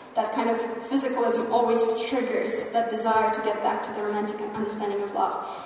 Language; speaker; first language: English; non-native, fluent; Russian